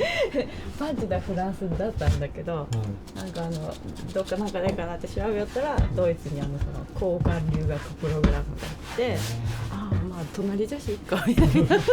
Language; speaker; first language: Japanese; native; Japanese